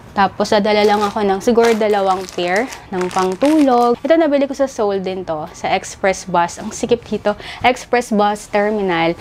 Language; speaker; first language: Filipino; native; Filipino